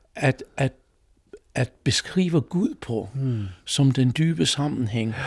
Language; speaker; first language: Danish; non-native, fluent; English